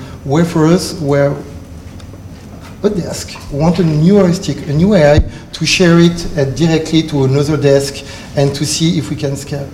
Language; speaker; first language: English; non-native, learner; French